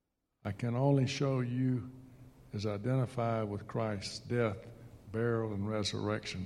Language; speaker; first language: English; native; English